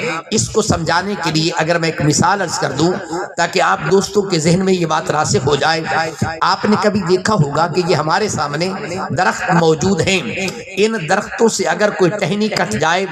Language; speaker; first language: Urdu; non-native, local second language; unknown